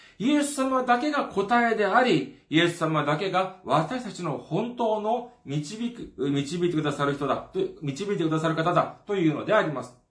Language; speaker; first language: Japanese; non-native, fluent; Korean